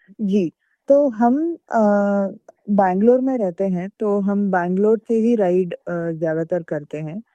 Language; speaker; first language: Hindi; non-native, local second language; Kannada